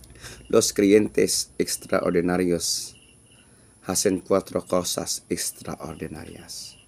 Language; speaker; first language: Spanish; non-native, learner; English